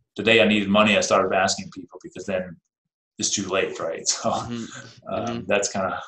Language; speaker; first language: English; non-native, fluent; Danish